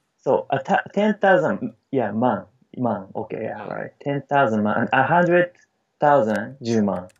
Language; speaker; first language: English; non-native, learner; Japanese